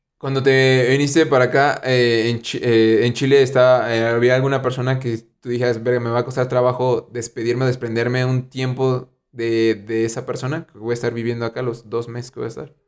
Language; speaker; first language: Spanish; native; Spanish